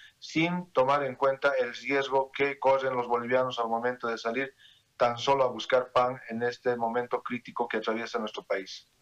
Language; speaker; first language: Spanish; native; Spanish